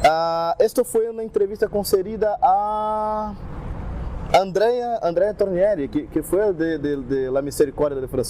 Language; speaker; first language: Spanish; non-native, fluent; Portuguese